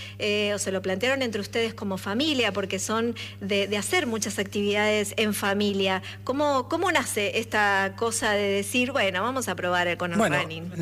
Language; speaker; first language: Spanish; native; Spanish